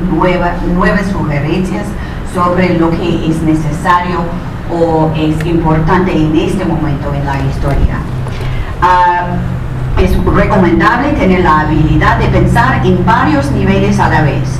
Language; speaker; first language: Spanish; non-native, fluent; English